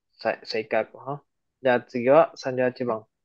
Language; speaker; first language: Japanese; non-native, fluent; Filipino